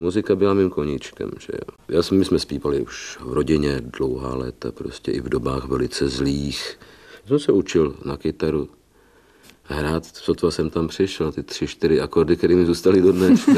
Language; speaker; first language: Czech; native; Czech